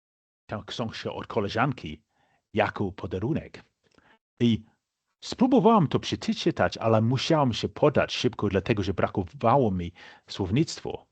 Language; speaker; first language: Polish; non-native, fluent; English